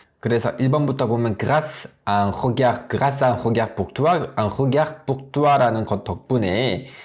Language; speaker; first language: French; non-native, fluent; Korean